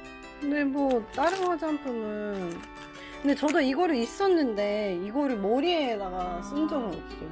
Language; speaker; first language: Korean; non-native, learner; Japanese